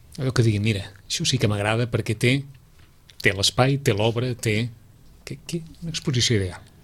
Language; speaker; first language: Catalan; native; Catalan